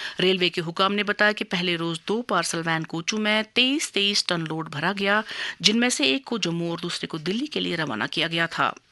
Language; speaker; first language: Urdu; non-native, local second language; Kashmiri